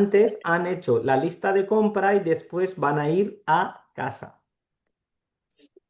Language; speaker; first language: Spanish; non-native, fluent; Urdu